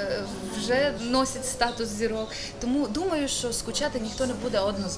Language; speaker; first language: Ukrainian; native; Ukrainian